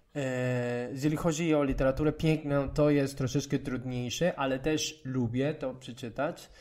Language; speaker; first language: Polish; non-native, fluent; Spanish